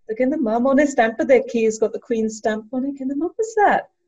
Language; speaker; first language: English; early bilingual, other home language; Punjabi